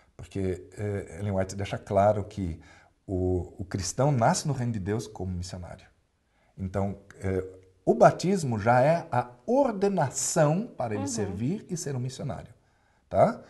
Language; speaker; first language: Portuguese; native; Portuguese